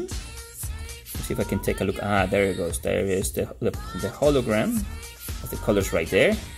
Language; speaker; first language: English; non-native, fluent; Spanish